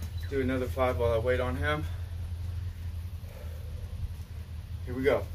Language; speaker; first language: English; native; English